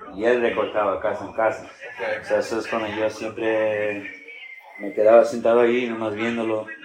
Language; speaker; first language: Spanish; early bilingual, heritage; Spanish